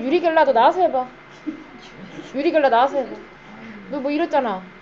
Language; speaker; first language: Korean; native; Korean